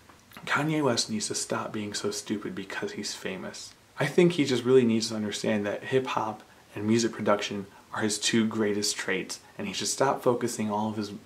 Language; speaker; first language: English; native; English